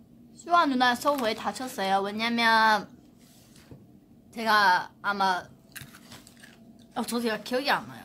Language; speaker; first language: Korean; non-native, learner; Chinese